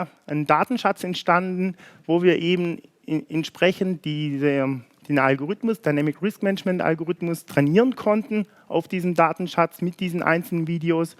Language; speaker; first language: German; native; German